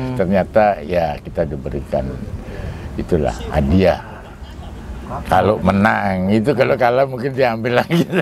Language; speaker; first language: Indonesian; native; Indonesian